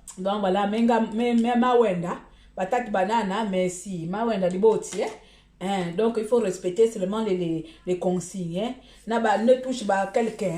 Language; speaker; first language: French; native; French